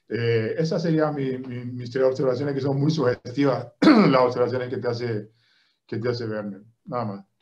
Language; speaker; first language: Spanish; native; Spanish